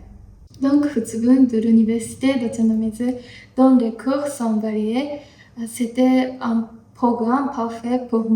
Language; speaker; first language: French; non-native, learner; Japanese